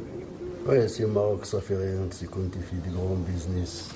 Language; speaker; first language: French; non-native, learner; Arabic